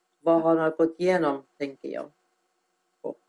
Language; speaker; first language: Swedish; non-native, fluent; Persian